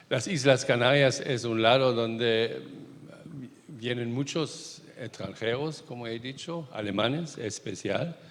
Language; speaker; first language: Spanish; non-native, fluent; German